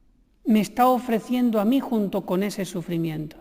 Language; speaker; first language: Spanish; native; Spanish